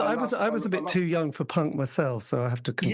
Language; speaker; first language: English; native; English